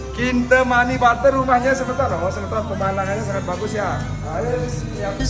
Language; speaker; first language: Indonesian; non-native, local second language; Balinese